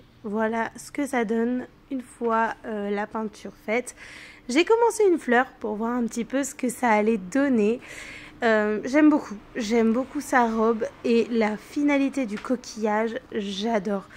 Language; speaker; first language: French; native; French